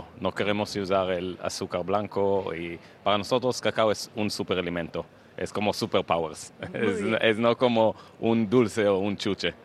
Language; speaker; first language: Spanish; non-native, learner; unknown